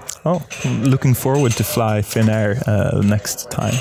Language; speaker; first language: English; non-native, fluent; Swedish